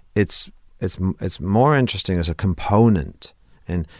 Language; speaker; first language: English; native; English